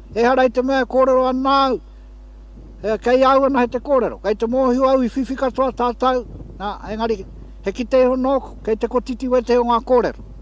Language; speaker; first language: Māori; native; Māori